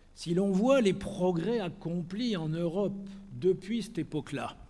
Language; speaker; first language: French; native; French